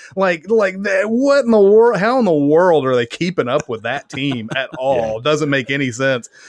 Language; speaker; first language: English; native; English